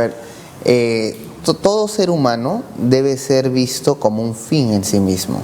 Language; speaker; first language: Spanish; native; Spanish